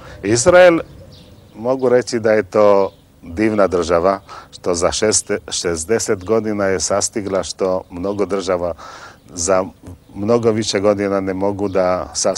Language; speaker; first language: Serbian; non-native, local second language; Slovak